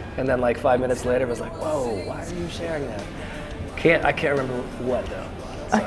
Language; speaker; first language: English; native; English